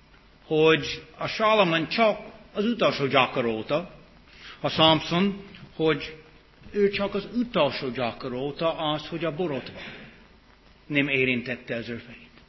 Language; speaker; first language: Hungarian; early bilingual, heritage; English